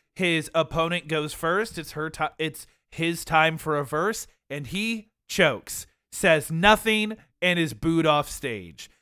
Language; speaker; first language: English; native; English